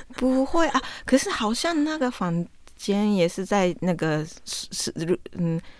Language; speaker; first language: Chinese; non-native, fluent; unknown